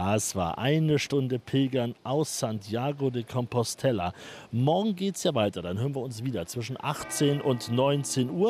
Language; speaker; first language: German; native; German